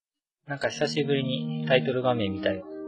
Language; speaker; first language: Japanese; native; Japanese